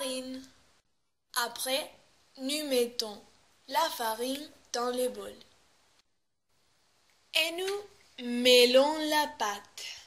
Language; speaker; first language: French; non-native, learner; Spanish